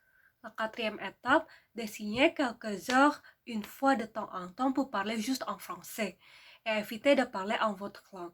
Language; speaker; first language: French; non-native, fluent; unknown